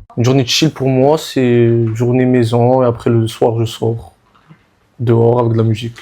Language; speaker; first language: French; native; French